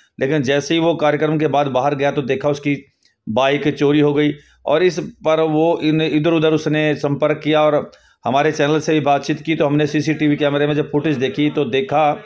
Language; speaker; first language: Hindi; native; Hindi